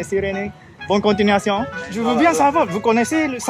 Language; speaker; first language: French; non-native, learner; Japanese